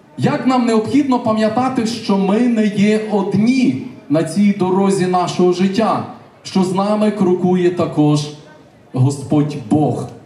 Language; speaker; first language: Ukrainian; native; Ukrainian